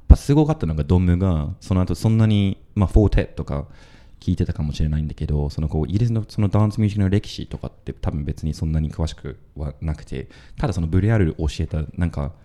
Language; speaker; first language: Japanese; non-native, fluent; English